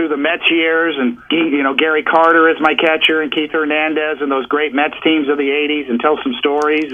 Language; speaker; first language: English; native; English